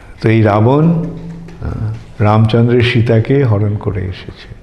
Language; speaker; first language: Bangla; native; Bangla